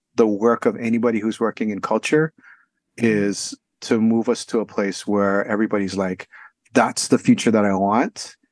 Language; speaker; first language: English; native; English